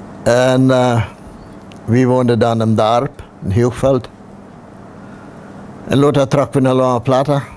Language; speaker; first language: German; non-native, local second language; Plautdietsch